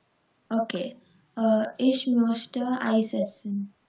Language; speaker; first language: German; non-native, learner; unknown